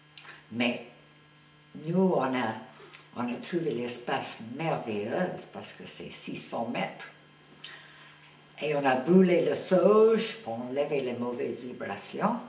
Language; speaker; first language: French; non-native, fluent; English